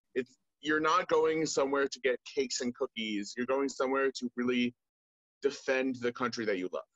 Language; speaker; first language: English; native; English